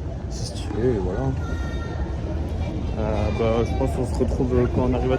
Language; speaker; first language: French; native; French